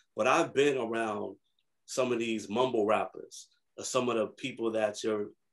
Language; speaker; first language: English; native; English